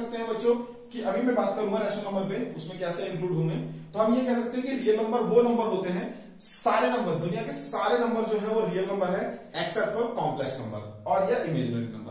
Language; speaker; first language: Hindi; native; Hindi